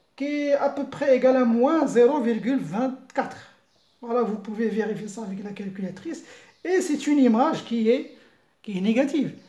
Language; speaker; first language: French; non-native, local second language; Arabic